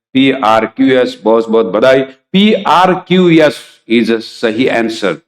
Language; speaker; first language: Hindi; non-native, local second language; Marathi